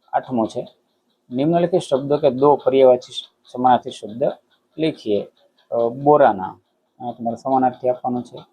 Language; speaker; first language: Hindi; non-native, local second language; Gujarati